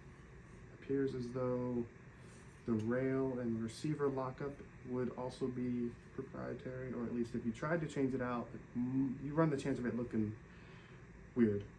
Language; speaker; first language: English; native; English